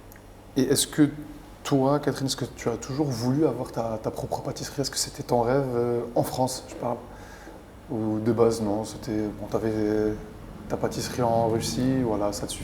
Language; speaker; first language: French; native; French